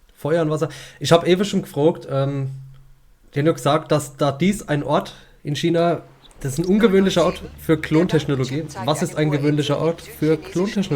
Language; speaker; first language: German; native; German